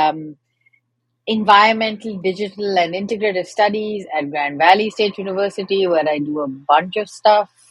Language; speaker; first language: English; native; English